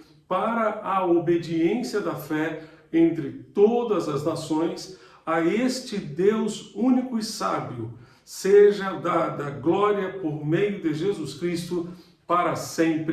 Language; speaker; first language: Portuguese; native; Portuguese